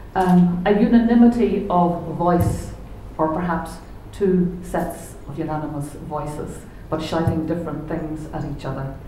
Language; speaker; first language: English; native; English